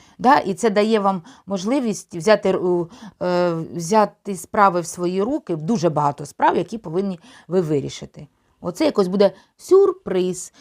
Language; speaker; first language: Ukrainian; non-native, local second language; Russian